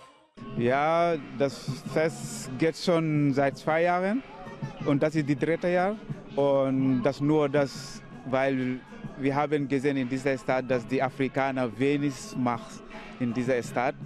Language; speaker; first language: German; non-native, learner; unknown